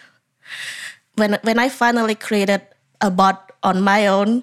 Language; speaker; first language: English; non-native, fluent; Indonesian